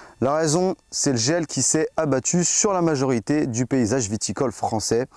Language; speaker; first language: French; native; French